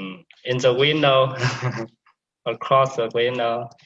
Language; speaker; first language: English; non-native, learner; Vietnamese